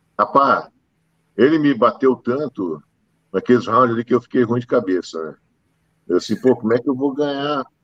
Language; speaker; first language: Portuguese; native; Portuguese